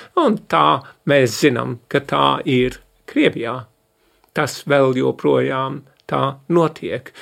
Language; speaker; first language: Latvian; early bilingual, heritage; Latvian